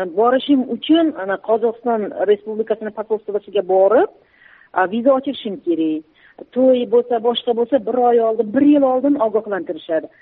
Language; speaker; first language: Uzbek; early bilingual, heritage; Uzbek